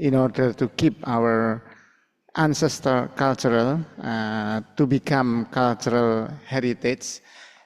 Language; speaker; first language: English; non-native, fluent; Indonesian